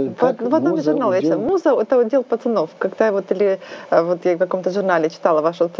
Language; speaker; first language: Russian; native; Russian